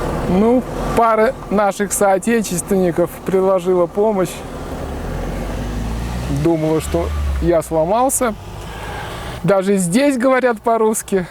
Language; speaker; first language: Russian; native; Russian